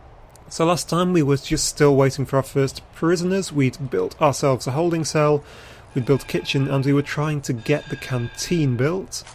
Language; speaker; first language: English; native; English